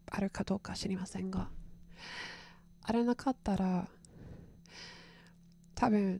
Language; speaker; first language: Japanese; non-native, learner; English